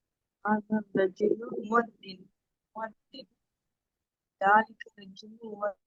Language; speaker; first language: Arabic; non-native, learner; Tamil